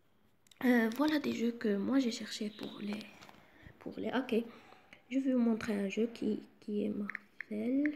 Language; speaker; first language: French; non-native, local second language; Arabic